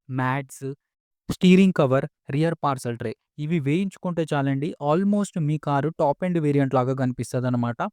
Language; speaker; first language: Telugu; native; Telugu